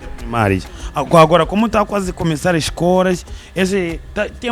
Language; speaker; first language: Portuguese; non-native, learner; Kinyarwanda